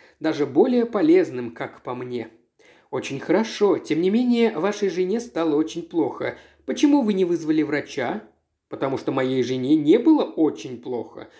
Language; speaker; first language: Russian; native; Russian